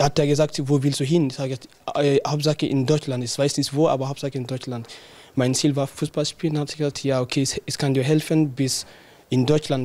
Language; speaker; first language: German; non-native, learner; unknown